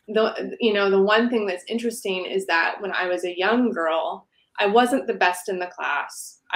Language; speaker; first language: English; native; English